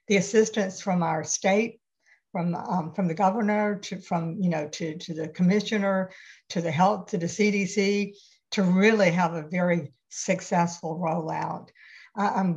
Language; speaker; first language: English; native; English